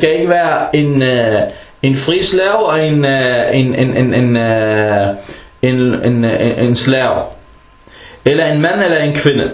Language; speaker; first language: Danish; early bilingual, other home language; Arabic